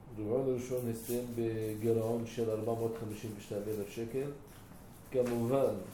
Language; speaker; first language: Hebrew; non-native, local second language; Arabic